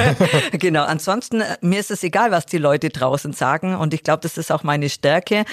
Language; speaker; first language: German; native; German